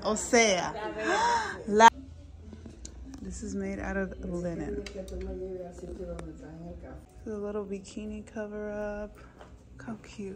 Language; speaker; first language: English; early bilingual, other home language; Spanish